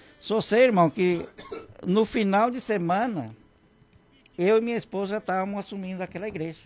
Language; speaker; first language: Portuguese; non-native, fluent; Guarani